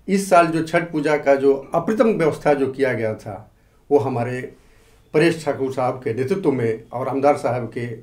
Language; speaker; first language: Hindi; native; Hindi